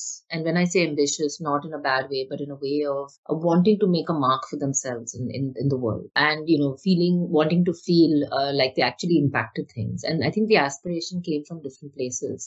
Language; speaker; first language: English; non-native, local second language; Hindi